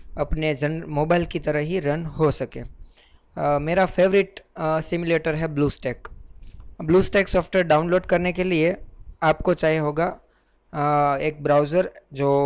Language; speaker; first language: Hindi; non-native, local second language; Gujarati